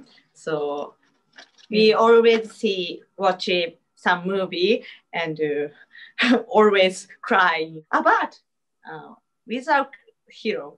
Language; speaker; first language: English; non-native, learner; Japanese